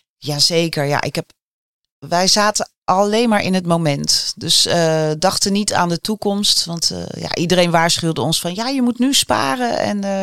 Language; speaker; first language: Dutch; native; Dutch